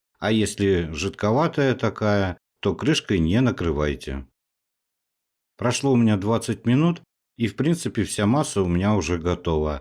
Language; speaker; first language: Russian; native; Russian